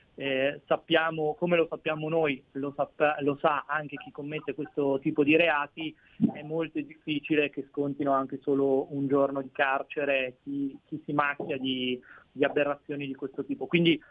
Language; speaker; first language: Italian; native; Italian